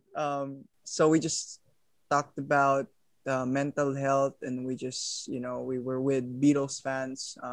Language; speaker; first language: English; non-native, local second language; Filipino